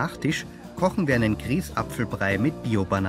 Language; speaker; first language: German; native; German